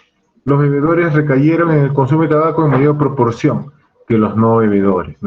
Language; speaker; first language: Spanish; native; Spanish